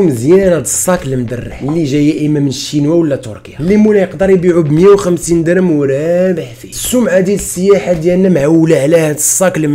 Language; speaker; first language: Arabic; native; Arabic